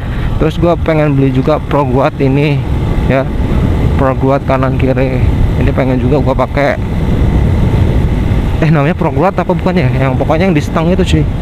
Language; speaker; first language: Indonesian; native; Indonesian